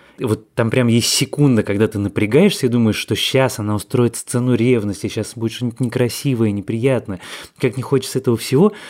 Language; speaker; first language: Russian; native; Russian